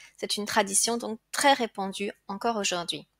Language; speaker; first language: French; native; French